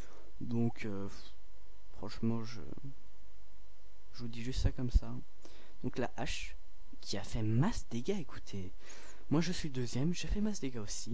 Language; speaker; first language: French; native; French